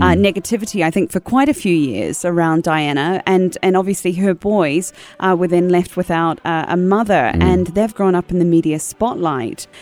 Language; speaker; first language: English; native; English